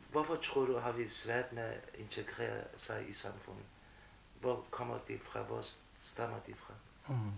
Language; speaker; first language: Danish; non-native, fluent; Kurdish